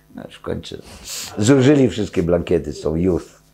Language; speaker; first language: Polish; native; Polish